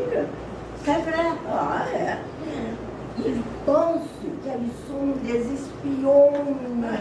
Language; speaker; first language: French; non-native, learner; Portuguese